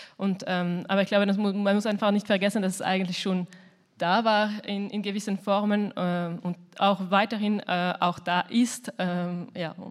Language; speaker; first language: German; non-native, fluent; French